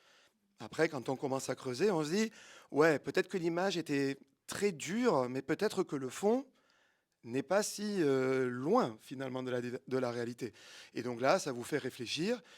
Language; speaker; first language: French; native; French